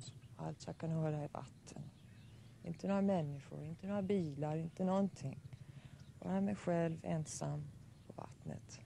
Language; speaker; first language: Swedish; early bilingual, heritage; Swedish